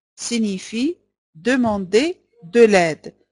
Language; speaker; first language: French; non-native, local second language; Arabic